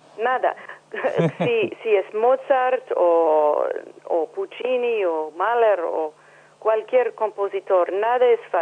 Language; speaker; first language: Spanish; non-native, learner; English